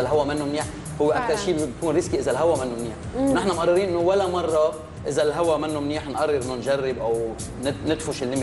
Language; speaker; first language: Arabic; native; Arabic